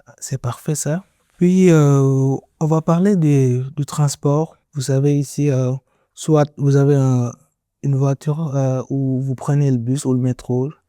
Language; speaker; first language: French; native; French